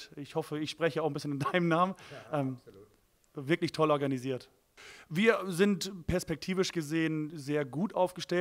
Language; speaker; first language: German; native; German